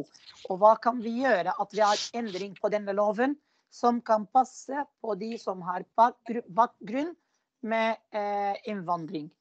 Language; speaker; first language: Norwegian; non-native, fluent; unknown